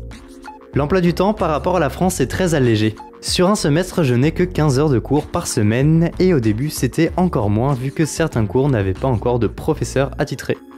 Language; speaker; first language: French; native; French